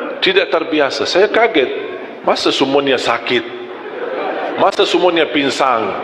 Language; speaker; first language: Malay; non-native, fluent; Arabic